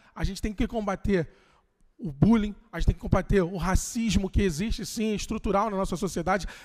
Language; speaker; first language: Portuguese; native; Portuguese